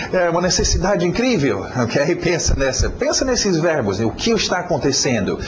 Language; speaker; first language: Portuguese; non-native, fluent; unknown